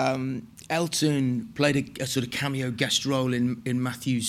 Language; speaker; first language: English; native; English